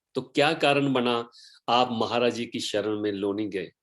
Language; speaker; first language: Hindi; non-native, local second language; Punjabi